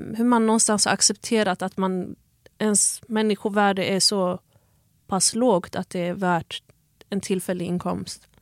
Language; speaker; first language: Swedish; early bilingual, other home language; Persian